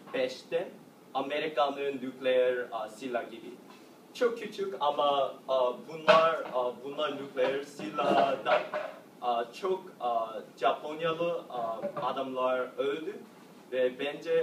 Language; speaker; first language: Turkish; non-native, learner; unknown